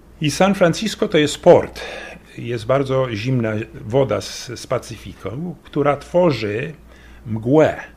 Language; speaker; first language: Polish; early bilingual, heritage; Polish